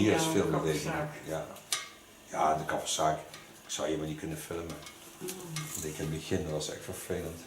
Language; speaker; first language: Dutch; native; Dutch